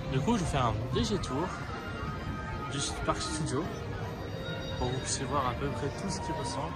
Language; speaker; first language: French; native; French